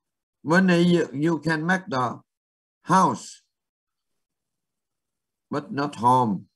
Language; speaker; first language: English; non-native, learner; Vietnamese